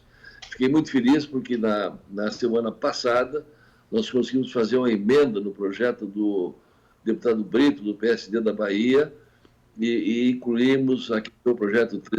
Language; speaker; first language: Portuguese; native; Portuguese